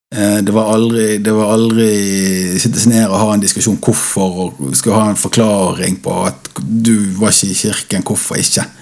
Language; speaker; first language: Norwegian; native; Norwegian